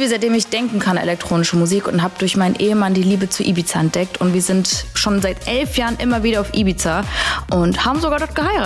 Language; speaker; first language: German; native; German